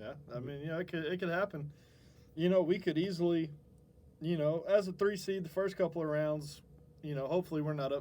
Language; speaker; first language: English; native; English